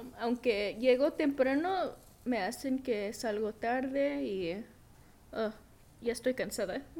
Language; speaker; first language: Spanish; early bilingual, heritage; Spanish